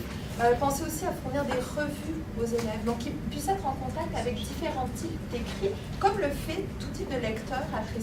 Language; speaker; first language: French; native; French